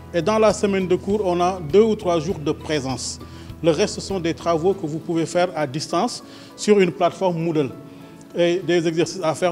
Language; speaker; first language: French; non-native, local second language; Wolof